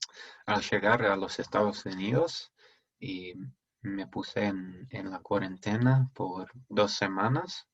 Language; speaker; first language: Spanish; non-native, fluent; English